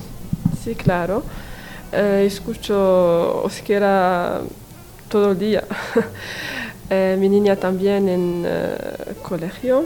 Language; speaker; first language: Spanish; non-native, learner; Arabic